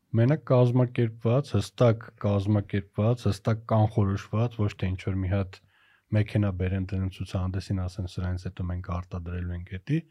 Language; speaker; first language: Armenian; native; Armenian